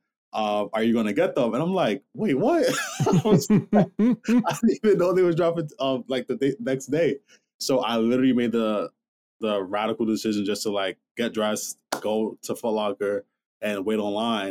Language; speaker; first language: English; native; English